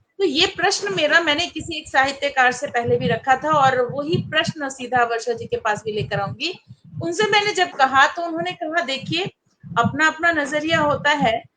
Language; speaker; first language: Hindi; non-native, local second language; Maithili